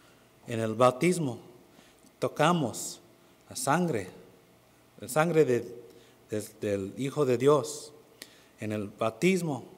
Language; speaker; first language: Spanish; non-native, fluent; English